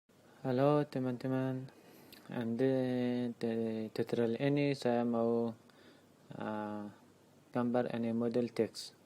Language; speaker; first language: Indonesian; non-native, learner; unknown